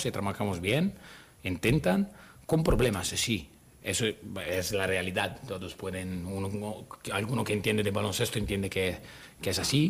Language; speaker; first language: Spanish; non-native, learner; Italian